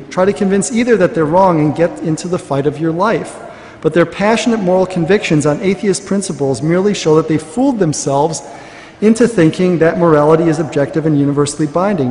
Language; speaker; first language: English; native; English